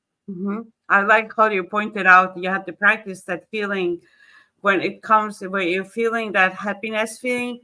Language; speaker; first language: English; non-native, fluent; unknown